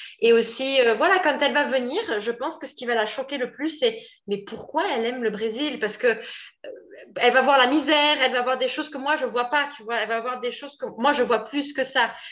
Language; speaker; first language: French; native; French